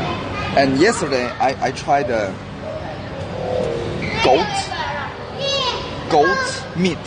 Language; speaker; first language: English; non-native, learner; Korean